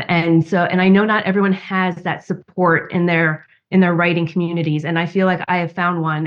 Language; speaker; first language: English; native; English